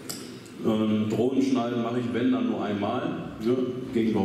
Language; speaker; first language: German; native; German